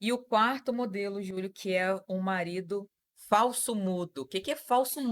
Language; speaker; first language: Portuguese; native; Portuguese